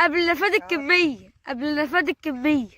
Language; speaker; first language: Arabic; native; Arabic